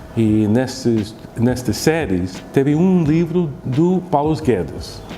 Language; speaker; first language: Portuguese; non-native, fluent; English